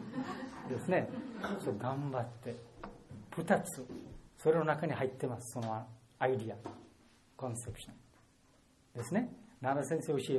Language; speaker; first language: Japanese; non-native, learner; Bangla